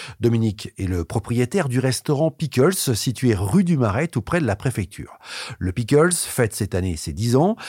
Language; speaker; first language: French; native; French